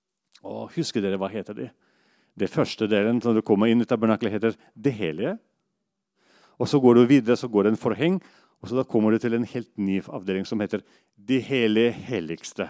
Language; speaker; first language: Norwegian; non-native, fluent; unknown